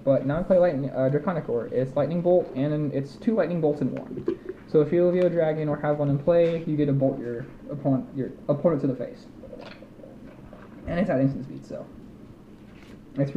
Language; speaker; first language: English; native; English